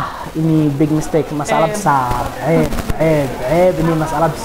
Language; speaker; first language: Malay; non-native, learner; Arabic